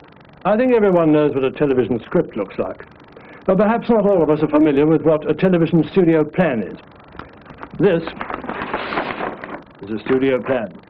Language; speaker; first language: English; native; English